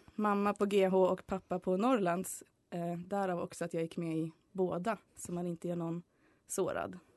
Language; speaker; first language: Swedish; native; Swedish